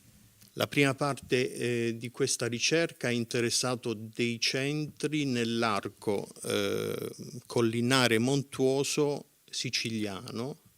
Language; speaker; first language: Italian; native; Italian